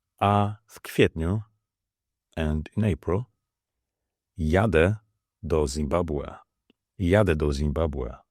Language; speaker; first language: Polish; native; Polish